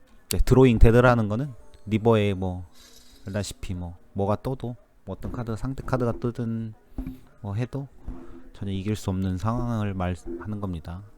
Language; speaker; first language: Korean; native; Korean